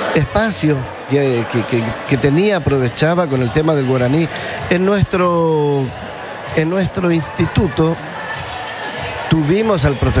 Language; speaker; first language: Spanish; non-native, local second language; Guarani